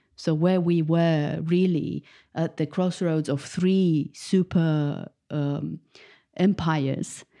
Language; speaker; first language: English; non-native, fluent; Romanian